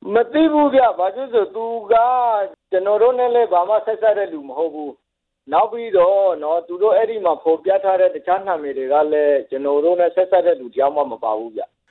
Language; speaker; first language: Burmese; native; Burmese